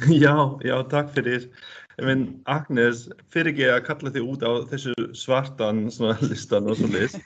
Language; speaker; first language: Icelandic; non-native, learner; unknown